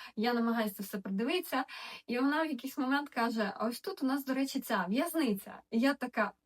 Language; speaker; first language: Ukrainian; native; Ukrainian